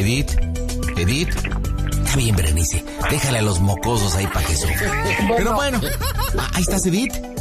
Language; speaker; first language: Spanish; native; Spanish